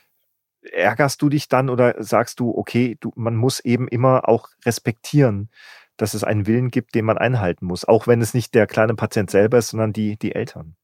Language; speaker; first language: German; native; German